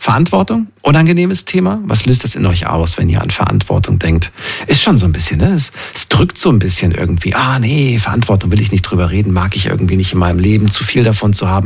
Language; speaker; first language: German; native; German